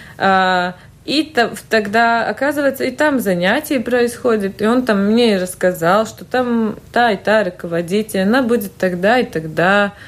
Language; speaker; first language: Russian; non-native, local second language; Latvian